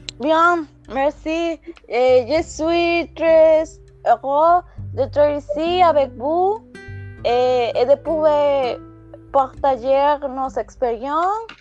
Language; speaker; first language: French; non-native, learner; Spanish